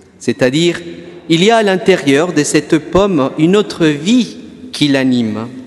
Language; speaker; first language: French; non-native, fluent; Spanish